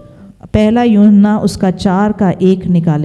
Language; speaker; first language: Hindi; native; Hindi